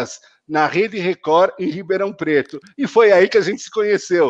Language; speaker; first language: Portuguese; native; Portuguese